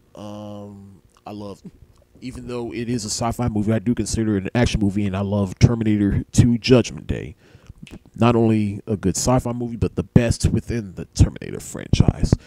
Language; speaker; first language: English; native; English